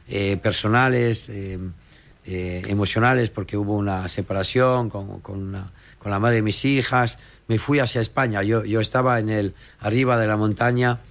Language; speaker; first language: Spanish; non-native, fluent; French